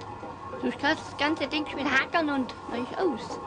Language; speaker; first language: German; native; German